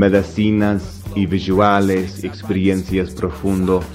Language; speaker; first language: Spanish; non-native, learner; English